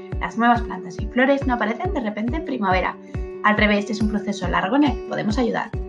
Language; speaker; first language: Spanish; native; Spanish